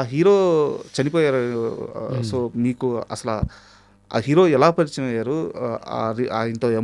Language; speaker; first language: Telugu; native; Telugu